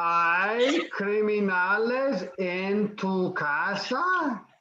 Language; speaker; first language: Spanish; non-native, fluent; English